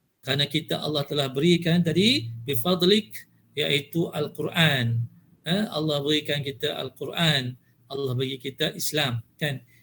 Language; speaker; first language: Malay; native; Malay